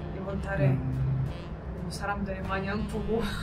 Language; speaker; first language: Korean; non-native, learner; Russian